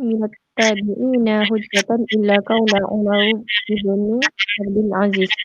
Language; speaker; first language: Arabic; non-native, learner; Malay